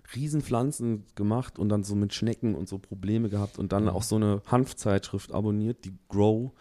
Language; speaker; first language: German; native; German